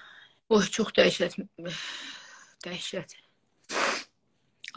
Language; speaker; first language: Turkish; non-native, learner; Azerbaijani